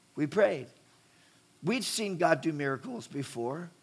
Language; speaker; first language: English; native; English